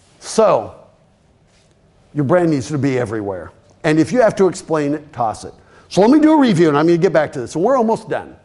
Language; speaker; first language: English; native; English